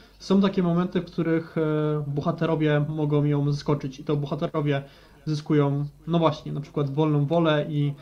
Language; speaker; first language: Polish; native; Polish